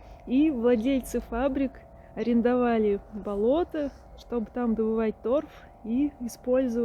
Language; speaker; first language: Russian; native; Russian